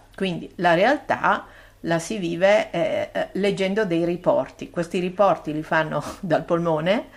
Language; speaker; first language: Italian; native; Italian